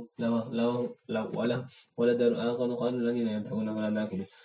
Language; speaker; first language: Arabic; non-native, learner; Indonesian